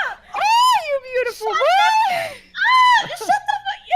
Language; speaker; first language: English; native; English